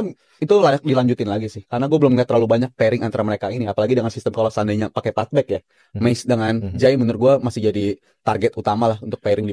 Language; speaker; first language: Indonesian; native; Indonesian